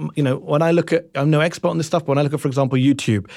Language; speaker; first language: English; native; English